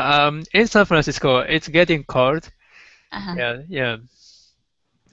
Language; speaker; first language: English; non-native, learner; Japanese